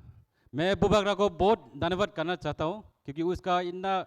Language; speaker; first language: Hindi; non-native, local second language; Kok Borok